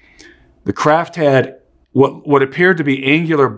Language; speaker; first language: English; native; English